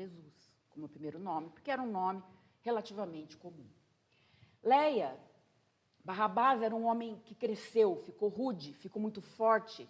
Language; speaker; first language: Portuguese; native; Portuguese